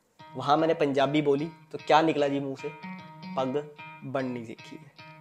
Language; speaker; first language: Hindi; non-native, local second language; Punjabi